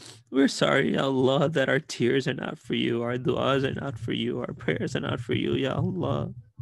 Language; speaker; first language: English; native; English